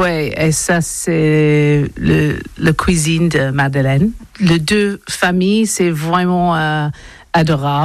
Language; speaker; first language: French; non-native, learner; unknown